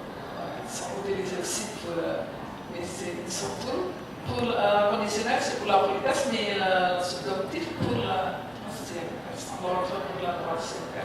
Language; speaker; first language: French; non-native, fluent; Indonesian